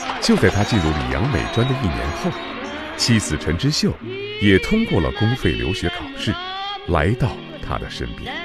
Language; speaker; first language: Chinese; native; Chinese